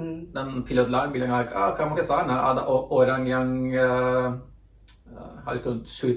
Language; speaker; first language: Indonesian; non-native, fluent; Norwegian